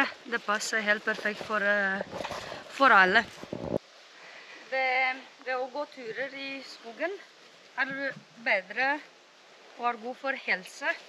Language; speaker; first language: Norwegian; non-native, fluent; Romanian